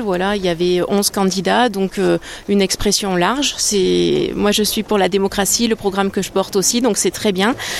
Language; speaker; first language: French; native; French